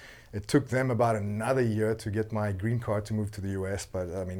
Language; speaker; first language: English; non-native, local second language; Afrikaans